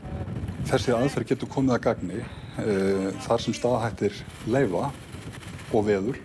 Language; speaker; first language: Icelandic; native; Icelandic